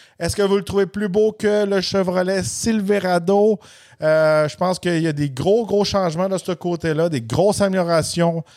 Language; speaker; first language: French; native; French